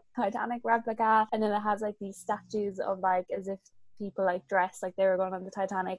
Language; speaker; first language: English; native; English